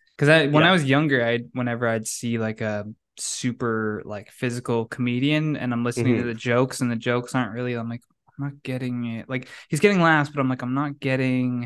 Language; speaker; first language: English; native; English